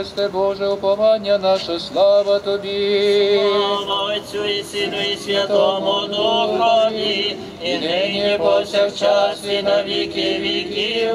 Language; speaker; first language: Ukrainian; native; Ukrainian